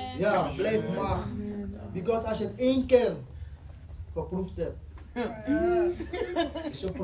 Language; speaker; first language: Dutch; non-native, fluent; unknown